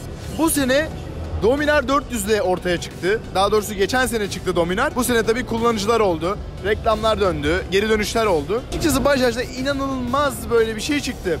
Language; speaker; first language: Turkish; native; Turkish